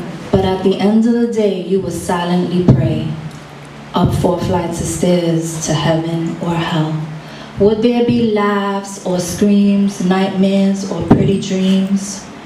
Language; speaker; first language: English; early bilingual, other home language; Spanish